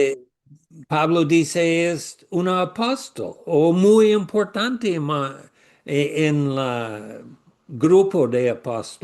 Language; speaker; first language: Spanish; non-native, learner; English